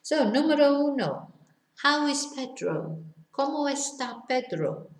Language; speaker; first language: Spanish; non-native, fluent; English